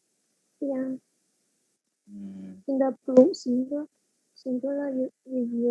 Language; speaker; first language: English; non-native, learner; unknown